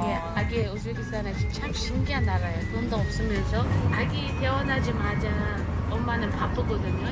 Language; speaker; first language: Korean; non-native, learner; Uzbek